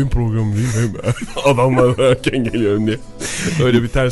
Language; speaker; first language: Turkish; native; Turkish